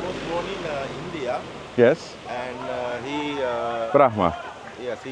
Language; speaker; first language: English; non-native, local second language; Sinhala